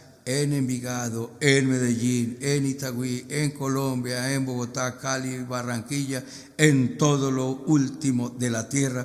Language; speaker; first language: Spanish; native; Spanish